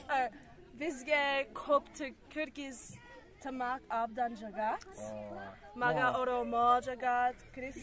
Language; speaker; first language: Kyrgyz; non-native, learner; English